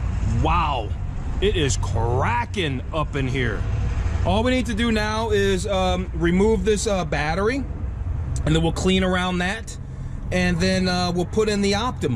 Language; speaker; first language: English; native; English